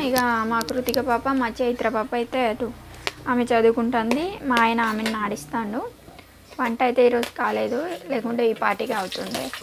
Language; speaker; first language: Telugu; non-native, local second language; Lambadi